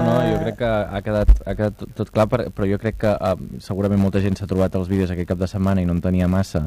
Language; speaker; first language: Catalan; native; Catalan